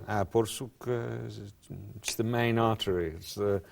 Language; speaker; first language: English; native; English